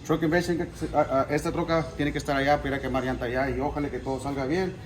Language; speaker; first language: Spanish; early bilingual, other home language; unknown